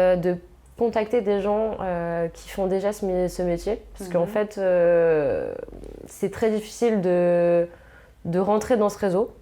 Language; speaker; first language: French; native; French